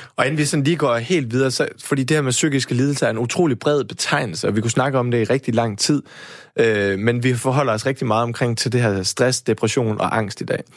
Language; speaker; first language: Danish; native; Danish